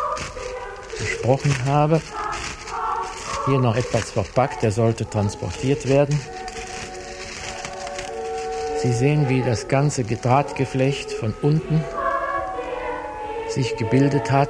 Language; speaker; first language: German; native; German